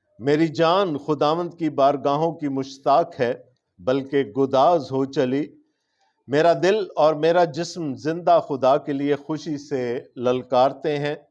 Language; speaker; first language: Urdu; non-native, local second language; Punjabi